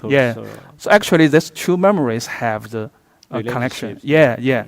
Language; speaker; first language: English; non-native, fluent; Chinese